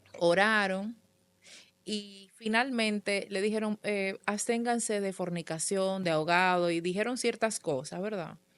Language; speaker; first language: Spanish; native; Spanish